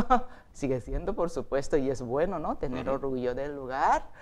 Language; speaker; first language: Spanish; non-native, fluent; Japanese